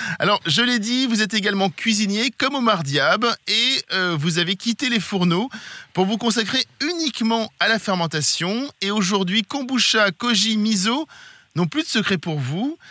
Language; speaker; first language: French; native; French